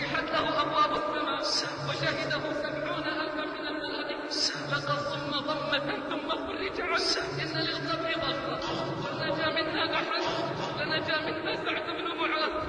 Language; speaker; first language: Arabic; native; Arabic